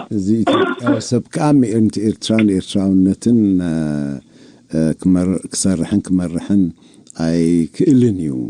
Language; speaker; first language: Tigrinya; native; Tigrinya